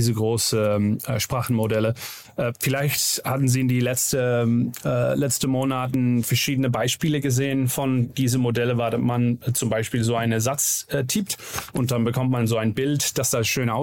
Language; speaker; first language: German; non-native, learner; Dutch